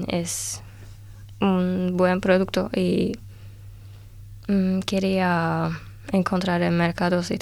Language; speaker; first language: Spanish; non-native, learner; Turkish